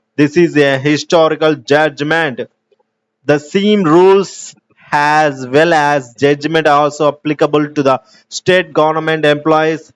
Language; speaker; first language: English; non-native, local second language; Telugu